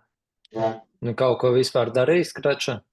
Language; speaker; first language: Latvian; native; Latvian